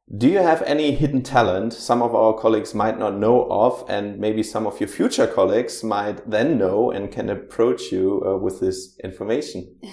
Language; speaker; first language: English; non-native, fluent; German